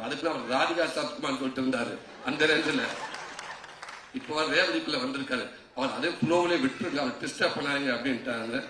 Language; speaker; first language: Tamil; native; Tamil